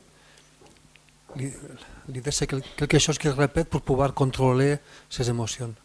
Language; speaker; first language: French; non-native, fluent; Spanish